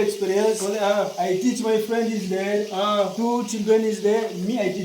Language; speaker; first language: English; non-native, learner; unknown